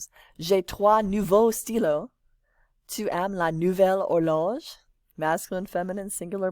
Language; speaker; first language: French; non-native, fluent; English